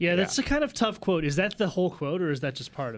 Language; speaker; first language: English; native; English